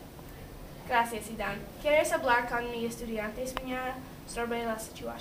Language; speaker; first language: Spanish; non-native, learner; English